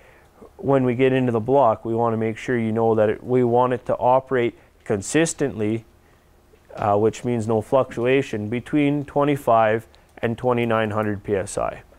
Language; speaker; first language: English; native; English